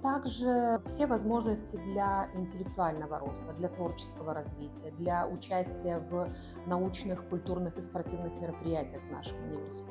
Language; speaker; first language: Russian; native; Russian